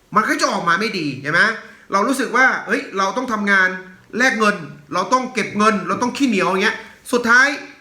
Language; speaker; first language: Thai; native; Thai